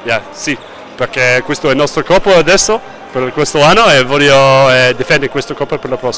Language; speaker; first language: Italian; non-native, learner; English